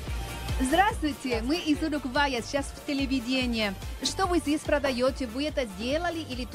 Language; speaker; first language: Russian; non-native, learner; Spanish